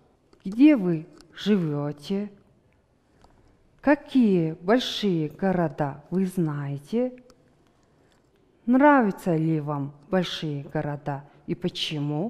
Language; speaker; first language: Russian; non-native, fluent; Mongolian